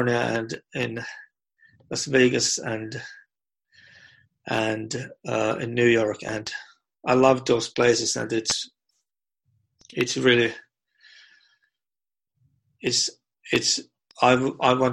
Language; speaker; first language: English; non-native, fluent; Finnish